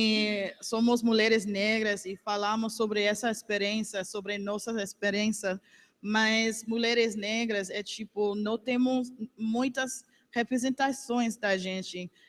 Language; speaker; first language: Portuguese; non-native, learner; English